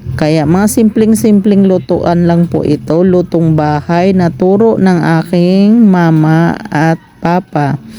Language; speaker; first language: Filipino; non-native, local second language; Cebuano